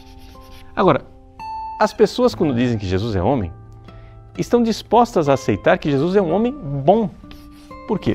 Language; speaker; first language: Portuguese; native; Portuguese